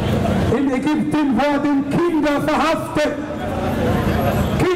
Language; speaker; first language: German; non-native, learner; Arabic